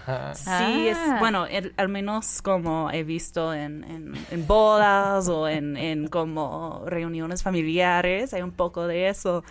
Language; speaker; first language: Spanish; non-native, fluent; English